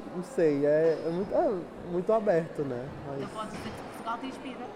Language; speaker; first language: Portuguese; native; Portuguese